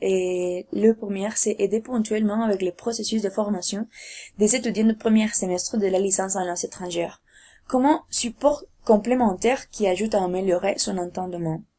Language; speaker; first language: French; non-native, learner; Spanish